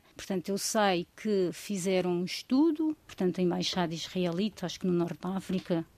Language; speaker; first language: Portuguese; non-native, local second language; Kabuverdianu